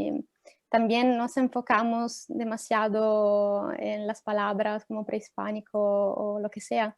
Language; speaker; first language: Spanish; non-native, fluent; Italian